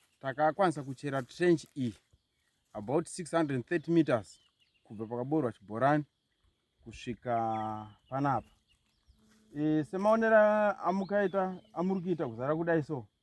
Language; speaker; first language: Shona; native; Shona